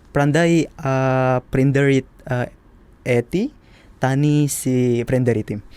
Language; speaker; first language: Albanian; non-native, learner; Indonesian